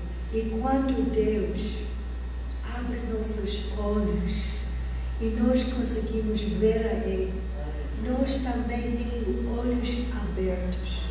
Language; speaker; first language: Portuguese; non-native, fluent; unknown